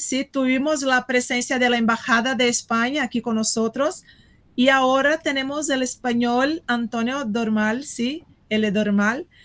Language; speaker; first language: Spanish; non-native, fluent; Portuguese